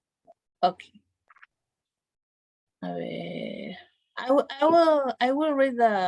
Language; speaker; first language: English; non-native, learner; Spanish